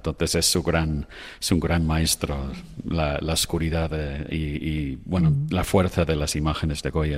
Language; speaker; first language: Spanish; non-native, fluent; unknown